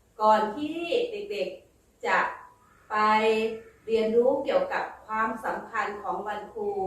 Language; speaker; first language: Thai; native; Thai